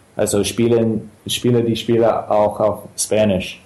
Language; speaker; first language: German; non-native, fluent; English